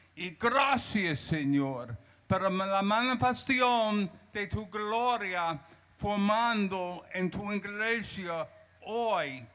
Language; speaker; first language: Spanish; non-native, learner; English